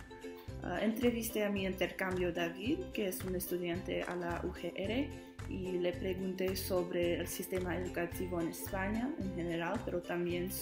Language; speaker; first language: Spanish; non-native, learner; English